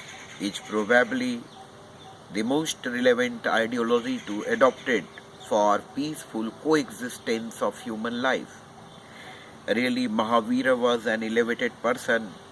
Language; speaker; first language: English; non-native, local second language; Hindi